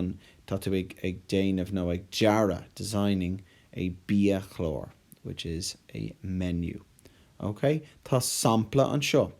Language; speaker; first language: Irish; non-native, local second language; English